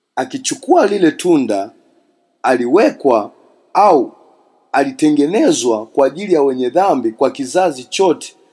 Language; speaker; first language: Swahili; non-native, local second language; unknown